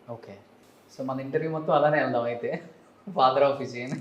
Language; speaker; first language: Telugu; native; Telugu